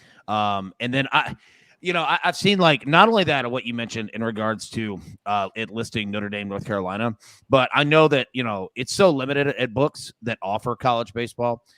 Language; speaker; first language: English; native; English